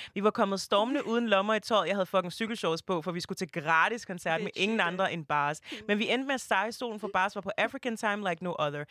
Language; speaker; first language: Danish; native; Danish